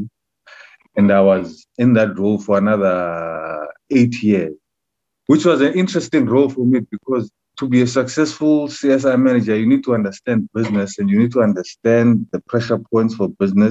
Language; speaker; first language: English; non-native, local second language; Xhosa